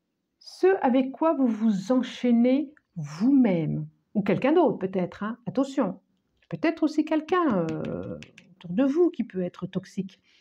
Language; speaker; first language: French; native; French